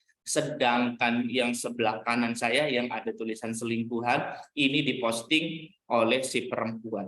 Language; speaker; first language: Indonesian; native; Indonesian